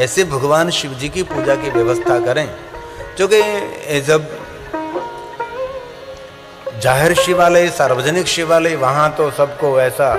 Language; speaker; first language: Hindi; non-native, local second language; Gujarati